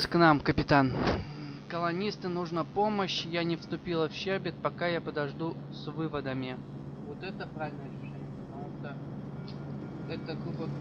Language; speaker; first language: Russian; native; Russian